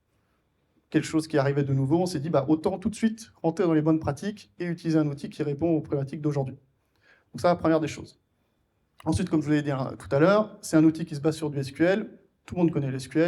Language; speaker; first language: French; native; French